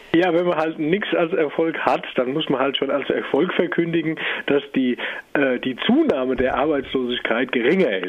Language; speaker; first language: German; native; German